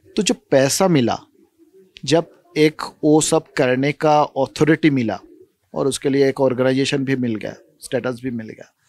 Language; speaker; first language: Hindi; non-native, local second language; Bangla